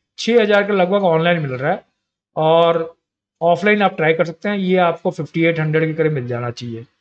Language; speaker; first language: Hindi; native; Hindi